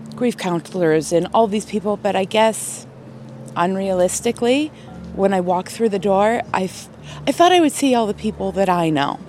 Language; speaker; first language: English; native; English